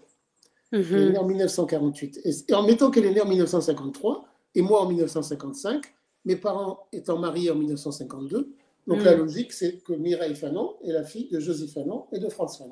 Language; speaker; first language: French; native; French